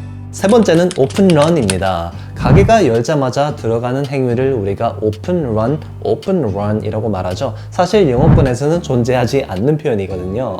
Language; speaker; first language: Korean; native; Korean